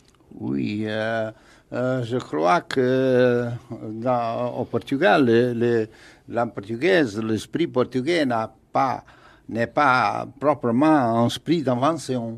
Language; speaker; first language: French; non-native, fluent; Portuguese